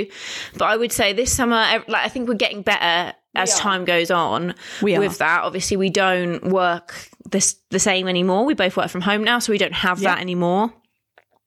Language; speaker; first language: English; native; English